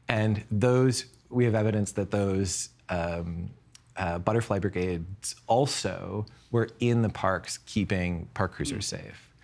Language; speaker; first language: English; native; English